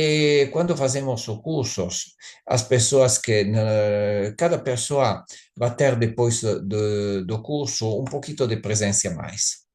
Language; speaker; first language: Spanish; non-native, learner; Italian